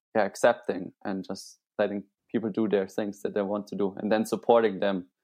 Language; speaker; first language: English; non-native, fluent; German